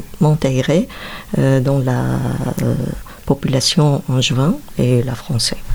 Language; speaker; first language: French; non-native, learner; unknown